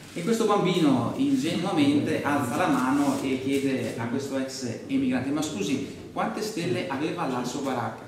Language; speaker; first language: Italian; native; Italian